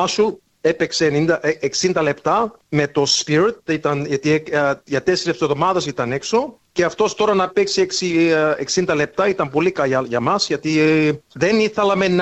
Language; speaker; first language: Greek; early bilingual, heritage; English